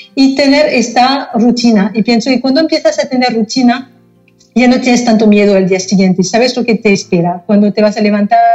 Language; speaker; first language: Spanish; non-native, fluent; French